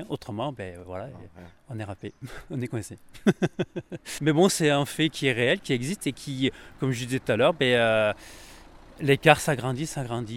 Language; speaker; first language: French; native; French